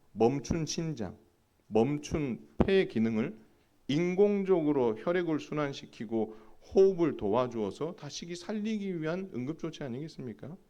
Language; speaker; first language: Korean; native; Korean